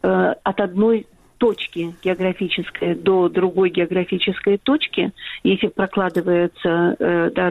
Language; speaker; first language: Russian; non-native, fluent; Azerbaijani